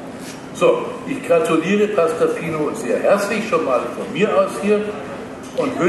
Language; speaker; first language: German; native; German